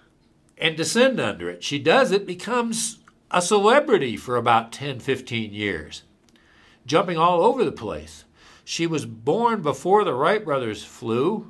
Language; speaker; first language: English; native; English